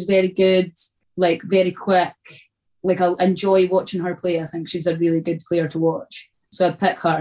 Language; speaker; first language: English; native; English